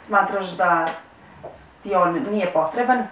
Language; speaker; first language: Croatian; native; Croatian